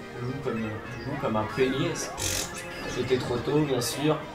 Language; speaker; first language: French; native; French